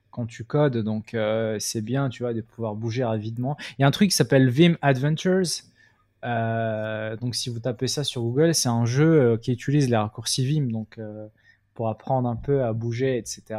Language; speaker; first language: French; non-native, local second language; Arabic